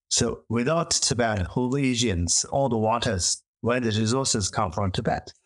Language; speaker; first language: English; non-native, learner; Chinese